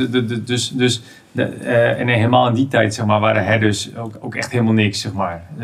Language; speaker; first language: Dutch; early bilingual, heritage; Dutch